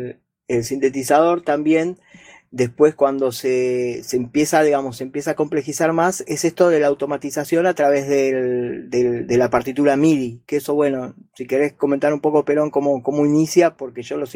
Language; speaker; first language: Spanish; native; Spanish